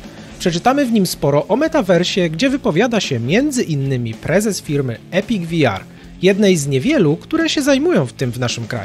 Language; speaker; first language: Polish; native; Polish